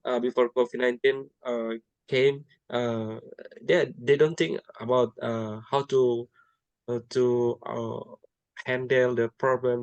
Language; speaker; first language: English; non-native, learner; Indonesian